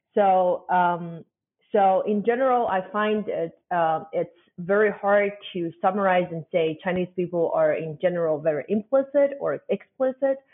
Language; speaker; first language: English; non-native, fluent; Chinese